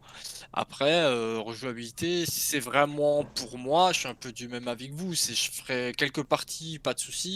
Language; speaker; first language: French; native; French